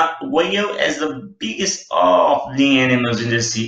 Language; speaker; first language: English; non-native, fluent; Portuguese